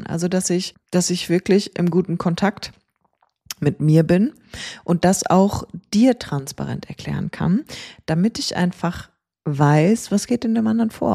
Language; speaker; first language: German; native; German